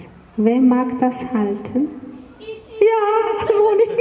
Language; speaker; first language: German; non-native, fluent; Russian